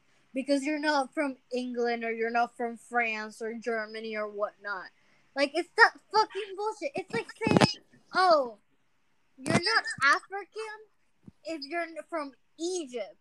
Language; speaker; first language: English; non-native, fluent; Spanish